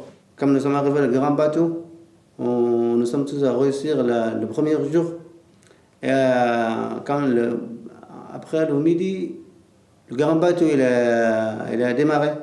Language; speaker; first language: French; non-native, learner; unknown